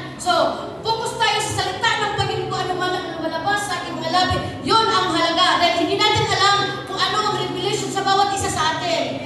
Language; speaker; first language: Filipino; non-native, local second language; Cebuano